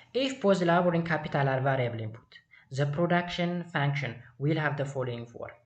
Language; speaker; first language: English; non-native, local second language; Amharic